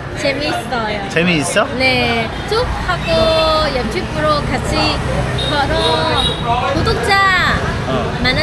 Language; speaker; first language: Korean; non-native, learner; Vietnamese